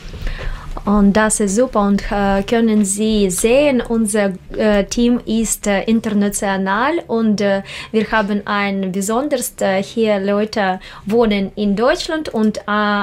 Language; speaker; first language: German; non-native, learner; Russian